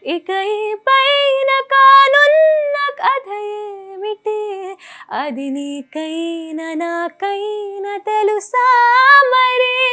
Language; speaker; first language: Telugu; early bilingual, heritage; Telugu